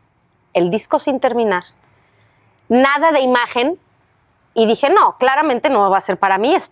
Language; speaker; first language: Spanish; native; Spanish